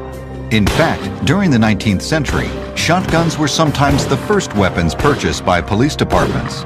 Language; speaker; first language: English; native; English